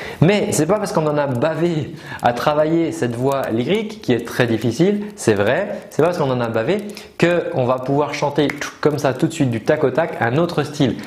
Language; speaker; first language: French; native; French